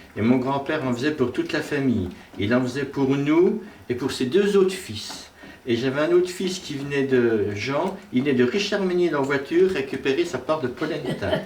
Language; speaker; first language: French; native; French